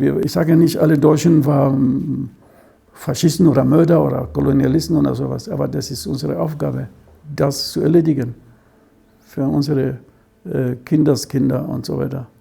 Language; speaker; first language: German; non-native, fluent; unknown